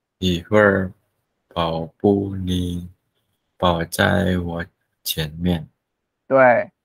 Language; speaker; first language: Chinese; non-native, learner; Vietnamese